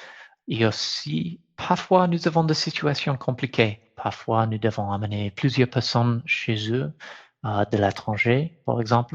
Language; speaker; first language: French; non-native, fluent; English